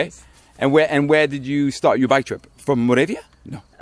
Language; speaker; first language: English; native; English